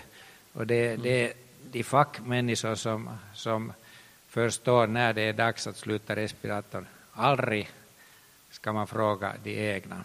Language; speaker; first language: Swedish; non-native, local second language; Finnish